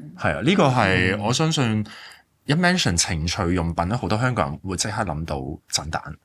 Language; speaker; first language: Cantonese; native; Cantonese